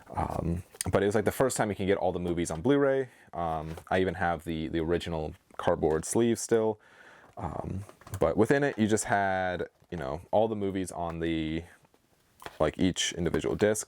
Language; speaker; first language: English; native; English